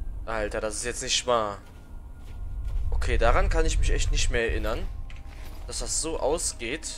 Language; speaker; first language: German; native; German